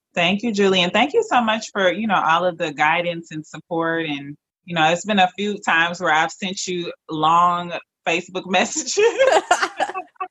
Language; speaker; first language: English; native; English